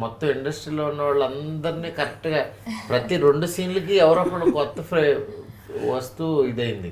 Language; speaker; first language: Telugu; native; Telugu